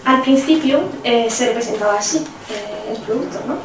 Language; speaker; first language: Spanish; non-native, fluent; French